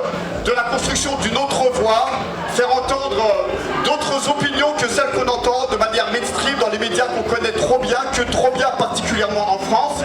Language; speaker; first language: French; native; French